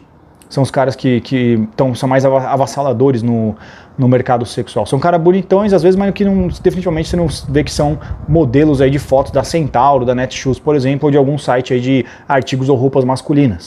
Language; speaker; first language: Portuguese; native; Portuguese